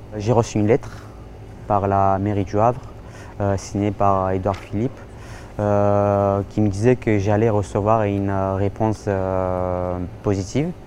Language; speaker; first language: French; early bilingual, other home language; Georgian